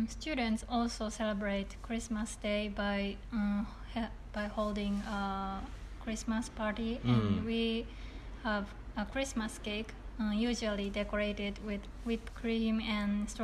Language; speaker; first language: English; non-native, learner; Japanese